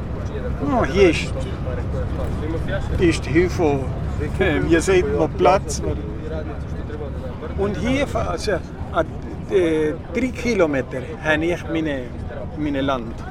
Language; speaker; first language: German; non-native, learner; Spanish